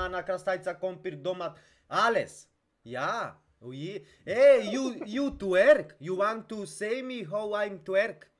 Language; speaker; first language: English; non-native, learner; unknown